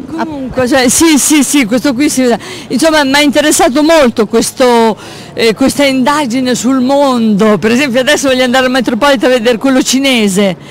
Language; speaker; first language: Italian; native; Italian